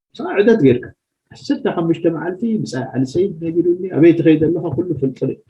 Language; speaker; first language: Tigrinya; native; Tigrinya